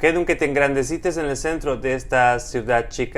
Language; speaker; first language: Spanish; non-native, fluent; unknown